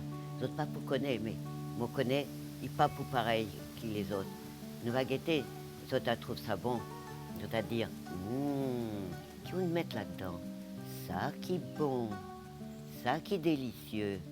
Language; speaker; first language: French; non-native, local second language; Morisyen